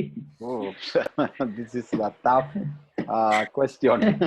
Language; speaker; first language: English; non-native, learner; Spanish